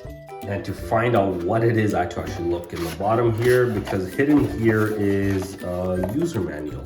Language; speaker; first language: English; native; English